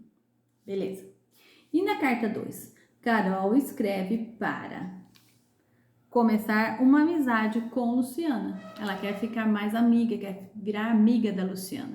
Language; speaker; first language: Portuguese; native; Portuguese